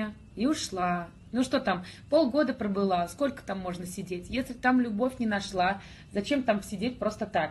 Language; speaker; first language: Russian; native; Russian